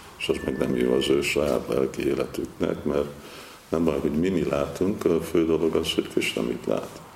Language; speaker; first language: Hungarian; non-native, fluent; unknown